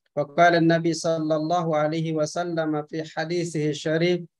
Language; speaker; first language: Arabic; non-native, fluent; Malay